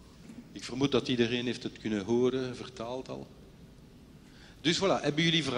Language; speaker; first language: Dutch; non-native, local second language; French